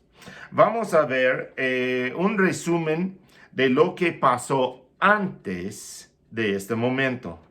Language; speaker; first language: Spanish; non-native, fluent; English